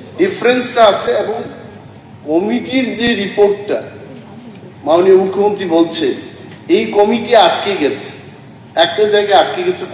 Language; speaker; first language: Bangla; non-native, local second language; Kok Borok